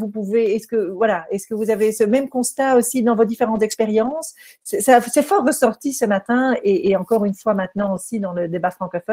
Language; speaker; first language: French; native; French